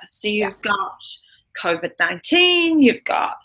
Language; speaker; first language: English; native; English